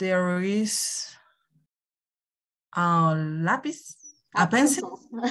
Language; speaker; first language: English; non-native, learner; Spanish